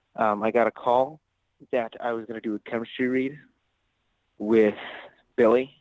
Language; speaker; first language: English; native; English